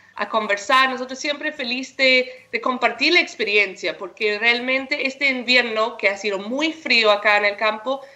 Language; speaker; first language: Spanish; non-native, fluent; English